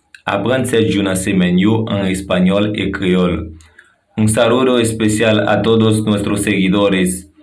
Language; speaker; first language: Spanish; non-native, fluent; Haitian Creole